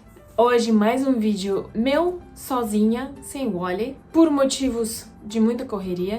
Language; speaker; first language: Portuguese; non-native, fluent; Russian